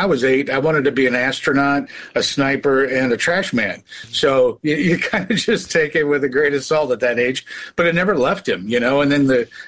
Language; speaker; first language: English; native; English